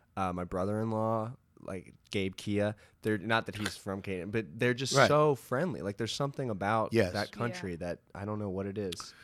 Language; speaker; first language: English; native; English